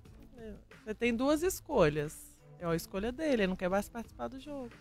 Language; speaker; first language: Portuguese; native; Portuguese